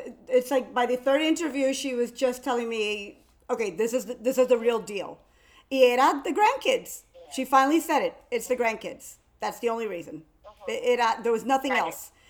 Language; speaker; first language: English; early bilingual, other home language; Spanish